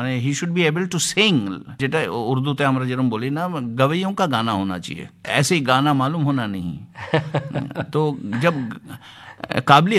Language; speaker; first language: Bangla; native; Bangla